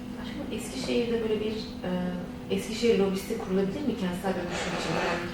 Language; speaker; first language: Turkish; native; Turkish